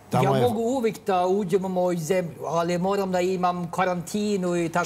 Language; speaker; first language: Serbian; non-native, learner; Norwegian